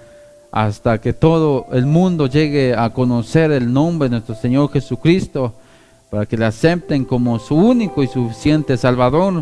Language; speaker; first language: Spanish; native; Spanish